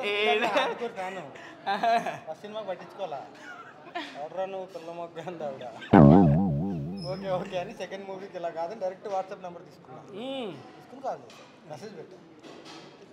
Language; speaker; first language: Telugu; native; Telugu